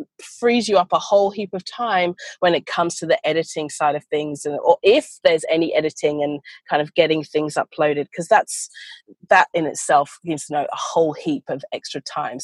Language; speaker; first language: English; native; English